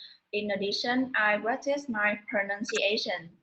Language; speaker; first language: English; non-native, learner; Vietnamese